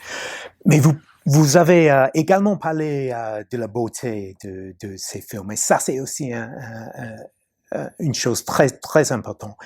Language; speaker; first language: French; non-native, fluent; English